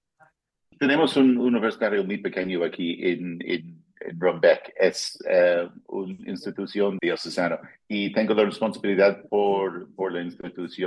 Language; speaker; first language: Spanish; non-native, fluent; English